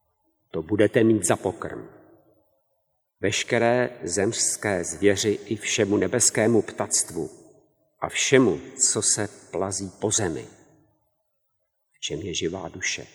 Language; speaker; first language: Czech; native; Czech